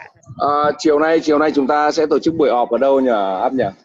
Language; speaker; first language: Vietnamese; native; Vietnamese